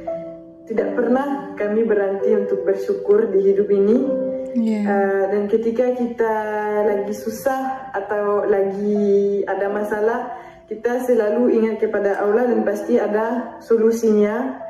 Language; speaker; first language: Indonesian; non-native, fluent; French